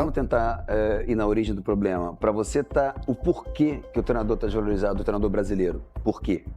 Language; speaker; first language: Portuguese; native; Portuguese